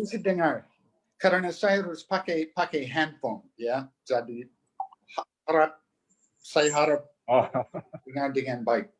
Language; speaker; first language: Indonesian; non-native, fluent; English